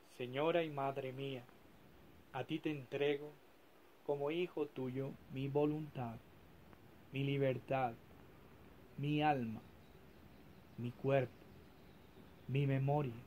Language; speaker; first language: Spanish; native; Spanish